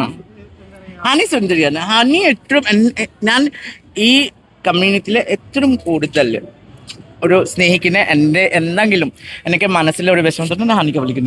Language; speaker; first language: Malayalam; non-native, fluent; Assamese